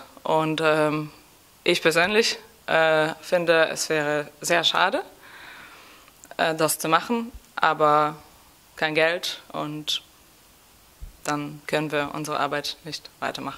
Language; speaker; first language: German; non-native, fluent; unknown